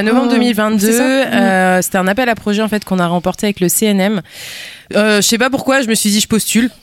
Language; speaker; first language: French; early bilingual, other home language; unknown